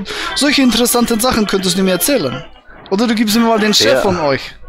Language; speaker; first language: German; native; German